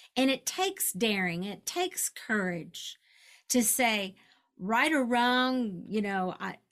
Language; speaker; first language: English; native; English